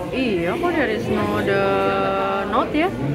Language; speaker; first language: English; non-native, learner; Indonesian